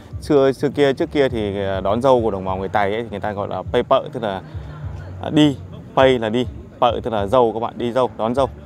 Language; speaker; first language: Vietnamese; non-native, local second language; Hmong